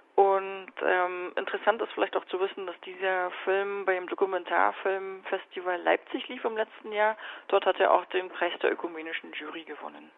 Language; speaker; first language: German; native; German